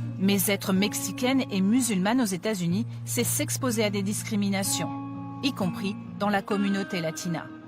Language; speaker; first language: French; native; French